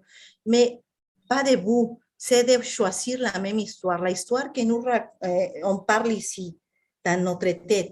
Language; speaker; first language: French; non-native, fluent; Spanish